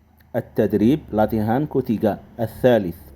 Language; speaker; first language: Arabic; non-native, fluent; Indonesian